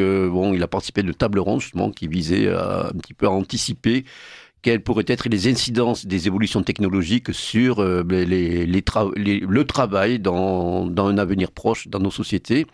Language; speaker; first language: French; native; French